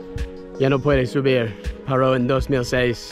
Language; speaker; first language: Spanish; non-native, learner; English